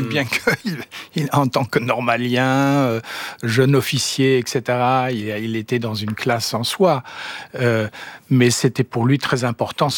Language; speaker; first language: French; non-native, fluent; German